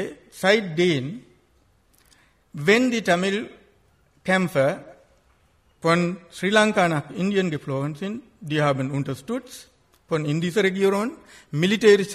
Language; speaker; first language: German; non-native, fluent; Sinhala